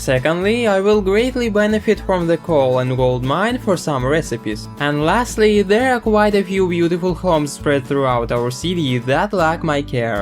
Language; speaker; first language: English; non-native, fluent; Russian